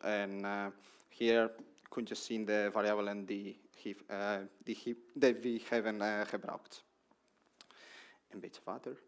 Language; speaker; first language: Dutch; non-native, learner; Spanish